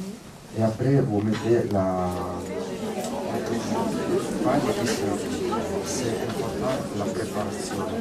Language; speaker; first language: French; non-native, learner; Italian